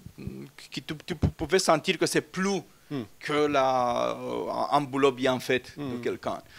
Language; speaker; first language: French; non-native, fluent; Romanian